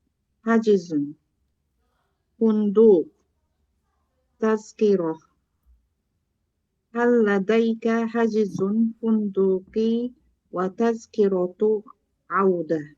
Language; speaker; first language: Arabic; non-native, learner; Indonesian